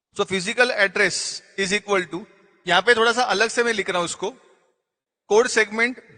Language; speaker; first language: Hindi; non-native, local second language; Marathi